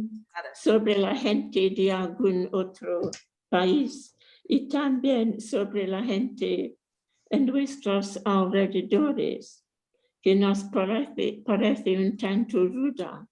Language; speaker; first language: Spanish; non-native, fluent; English